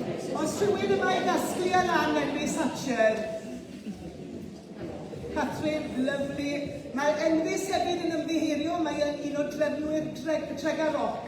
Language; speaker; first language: Welsh; native; Welsh